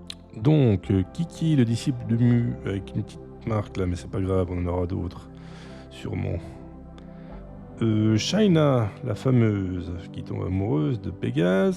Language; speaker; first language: French; native; French